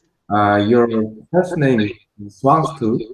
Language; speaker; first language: English; non-native, learner; Korean